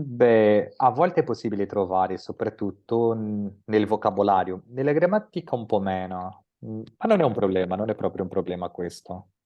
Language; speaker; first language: Italian; non-native, fluent; Portuguese